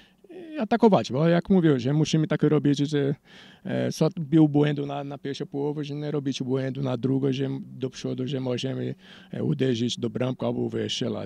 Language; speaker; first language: Polish; non-native, learner; Portuguese